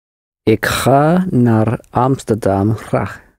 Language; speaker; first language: Dutch; non-native, learner; English